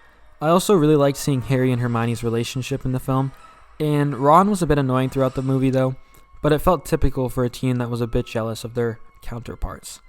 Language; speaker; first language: English; native; English